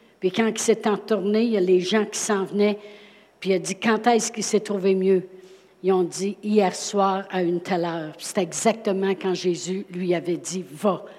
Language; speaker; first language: French; native; French